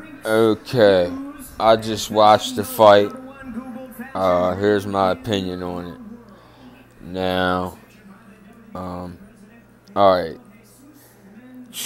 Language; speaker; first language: English; native; English